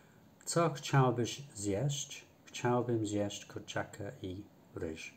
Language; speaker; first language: Polish; non-native, learner; English